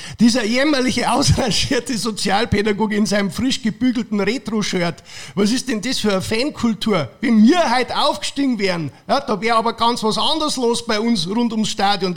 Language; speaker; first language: German; native; German